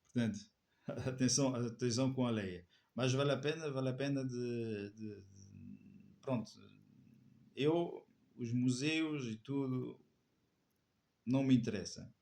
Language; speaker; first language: Portuguese; non-native, fluent; French